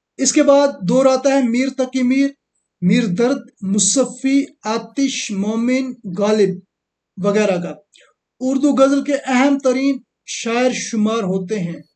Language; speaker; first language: Urdu; non-native, local second language; Kashmiri